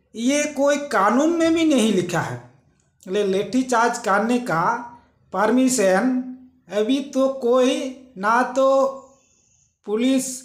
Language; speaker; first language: Hindi; non-native, local second language; Santali